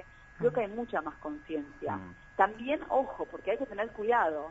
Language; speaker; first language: Spanish; native; Spanish